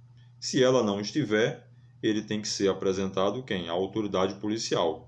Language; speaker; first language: Portuguese; native; Portuguese